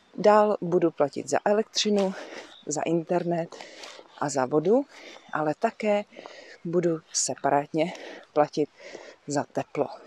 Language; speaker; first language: Czech; native; Czech